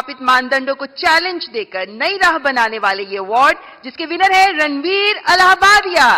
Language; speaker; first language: Hindi; native; Hindi